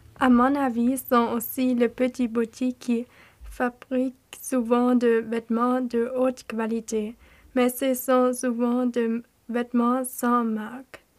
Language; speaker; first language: French; non-native, learner; German